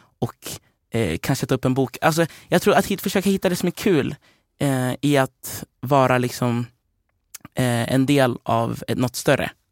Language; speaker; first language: Swedish; early bilingual, other home language; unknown